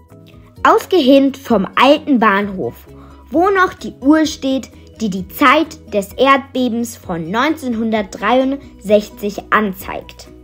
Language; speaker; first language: German; non-native, fluent; Macedonian